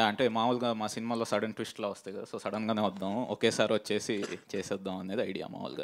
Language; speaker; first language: Telugu; native; Telugu